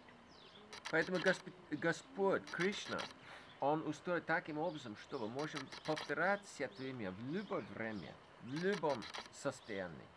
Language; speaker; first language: Russian; non-native, fluent; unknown